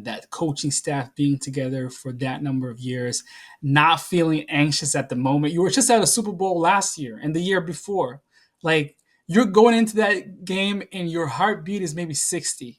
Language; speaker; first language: English; native; English